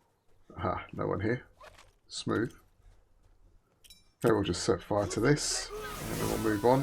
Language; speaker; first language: English; native; English